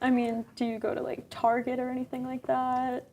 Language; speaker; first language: English; native; English